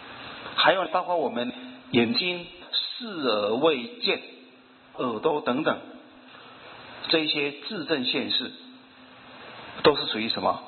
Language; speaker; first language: Chinese; native; Chinese